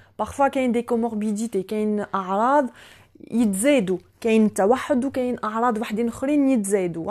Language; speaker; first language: French; non-native, local second language; Arabic